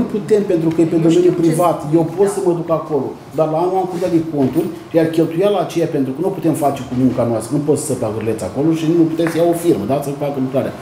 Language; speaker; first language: Romanian; native; Romanian